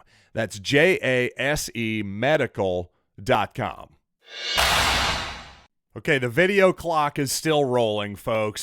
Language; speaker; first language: English; native; English